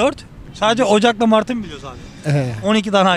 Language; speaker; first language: Turkish; native; Turkish